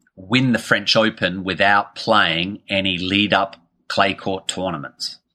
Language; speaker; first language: English; native; English